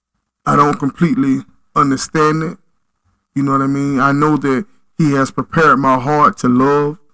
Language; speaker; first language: English; native; English